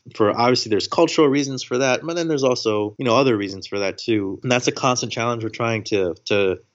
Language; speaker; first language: English; native; English